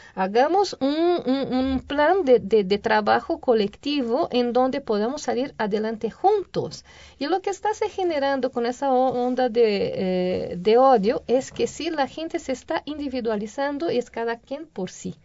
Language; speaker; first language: Spanish; non-native, fluent; Portuguese